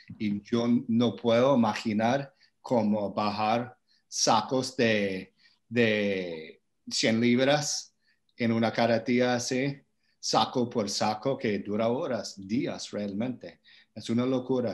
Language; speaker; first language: Spanish; non-native, fluent; English